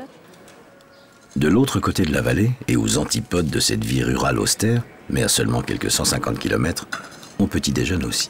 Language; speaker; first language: French; native; French